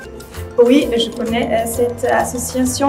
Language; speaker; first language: French; non-native, fluent; German